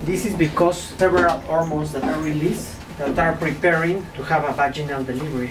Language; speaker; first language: English; non-native, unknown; Spanish